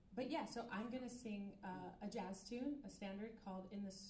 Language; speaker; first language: English; native; English